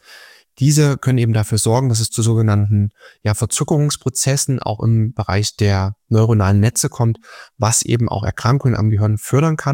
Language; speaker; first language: German; native; German